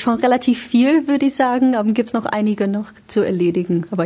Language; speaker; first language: German; non-native, fluent; English